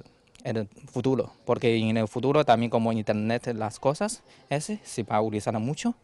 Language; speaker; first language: Spanish; non-native, learner; Chinese